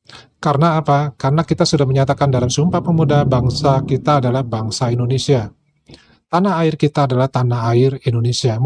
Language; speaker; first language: Indonesian; native; Indonesian